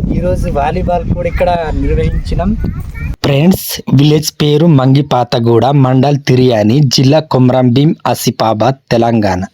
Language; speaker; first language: Telugu; non-native, local second language; Gondi